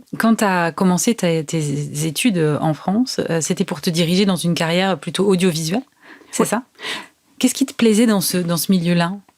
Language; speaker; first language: French; native; French